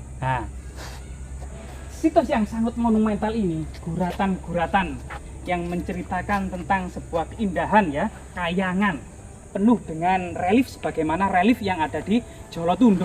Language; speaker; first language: Indonesian; native; Indonesian